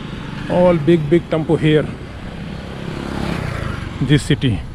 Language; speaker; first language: English; non-native, learner; Urdu